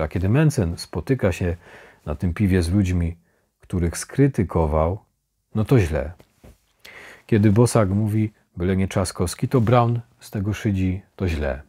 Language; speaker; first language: Polish; native; Polish